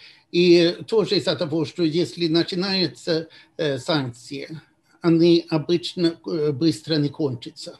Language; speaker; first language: Russian; non-native, fluent; Swedish